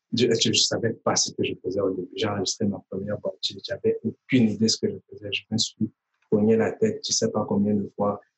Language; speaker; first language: French; native; French